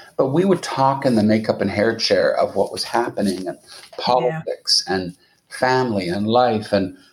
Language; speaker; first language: English; native; English